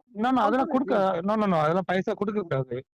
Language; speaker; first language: Tamil; native; Tamil